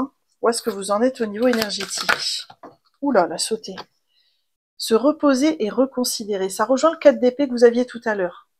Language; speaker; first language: French; native; French